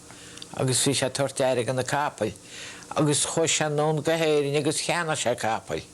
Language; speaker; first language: Irish; native; Irish